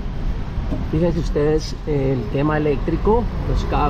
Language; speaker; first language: Spanish; native; Spanish